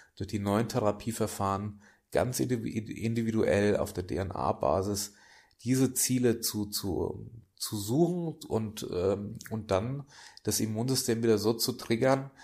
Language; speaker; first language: German; native; German